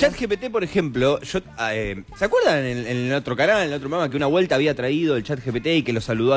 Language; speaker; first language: Spanish; native; Spanish